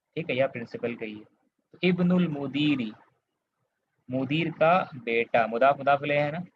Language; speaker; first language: Urdu; native; Urdu